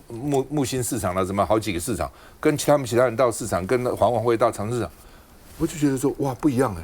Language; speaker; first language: Chinese; native; Chinese